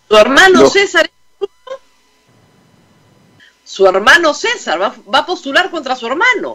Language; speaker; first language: Spanish; native; Spanish